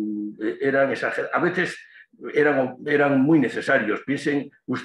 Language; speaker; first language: Spanish; native; Spanish